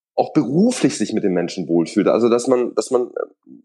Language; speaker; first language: German; native; German